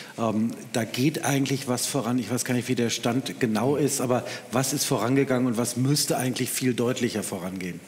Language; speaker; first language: German; native; German